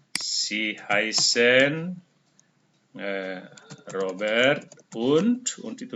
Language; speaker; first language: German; non-native, fluent; Indonesian